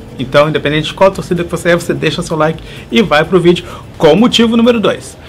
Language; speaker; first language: Portuguese; native; Portuguese